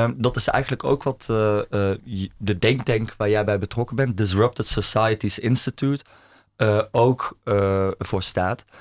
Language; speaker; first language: Dutch; native; Dutch